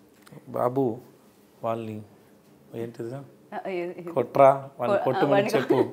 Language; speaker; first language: Telugu; non-native, learner; Tamil